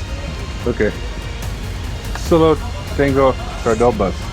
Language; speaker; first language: Spanish; non-native, learner; English